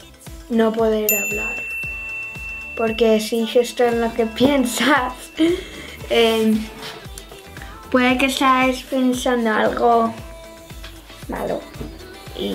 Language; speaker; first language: Spanish; early bilingual, heritage; Spanish